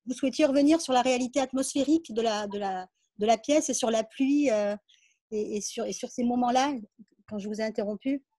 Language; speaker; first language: French; native; French